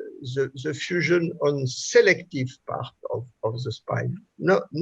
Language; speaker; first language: English; non-native, fluent; French